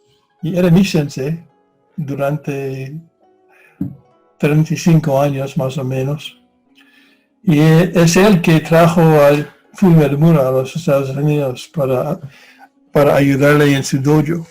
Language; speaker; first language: Spanish; non-native, fluent; English